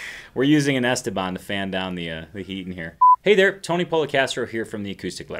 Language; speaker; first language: English; native; English